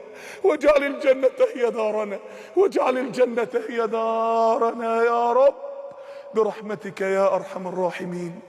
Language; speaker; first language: Arabic; native; Arabic